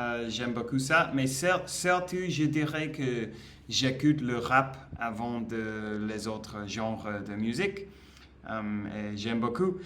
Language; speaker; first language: French; non-native, learner; English